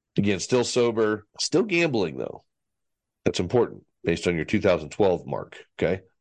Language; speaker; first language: English; native; English